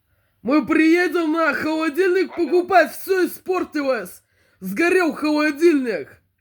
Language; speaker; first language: Russian; native; Russian